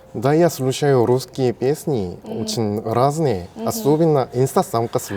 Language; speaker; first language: Russian; non-native, learner; Korean